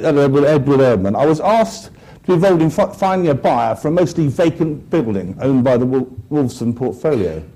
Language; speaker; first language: English; native; English